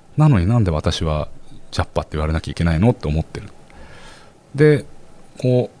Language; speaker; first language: Japanese; native; Japanese